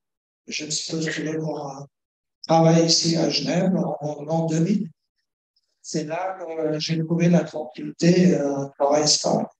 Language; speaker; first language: French; non-native, fluent; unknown